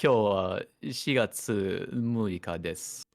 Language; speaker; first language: Japanese; non-native, learner; English